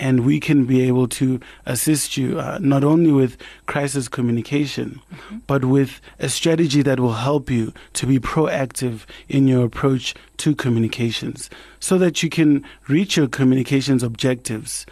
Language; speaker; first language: English; non-native, local second language; Tswana